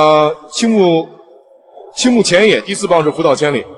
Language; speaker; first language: Chinese; native; Chinese